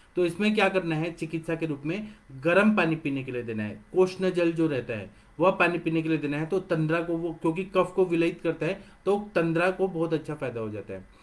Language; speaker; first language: Hindi; non-native, local second language; Marathi